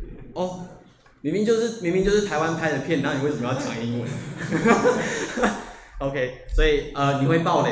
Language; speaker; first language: Chinese; native; Chinese